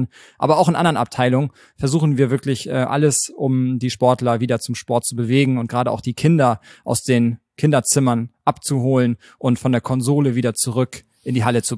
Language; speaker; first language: German; native; German